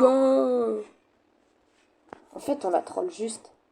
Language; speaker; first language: French; native; French